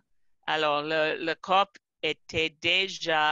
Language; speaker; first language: French; non-native, fluent; English